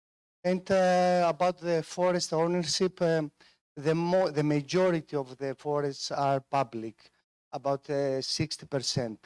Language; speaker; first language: English; non-native, fluent; Greek